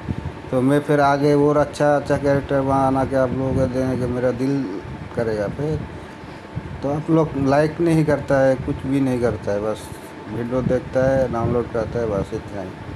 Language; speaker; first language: Hindi; non-native, local second language; Bangla